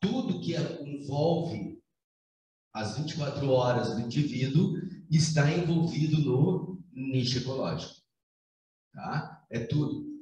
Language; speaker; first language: Portuguese; native; Portuguese